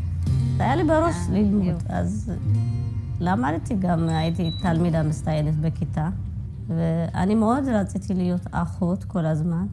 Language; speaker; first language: Hebrew; non-native, fluent; Amharic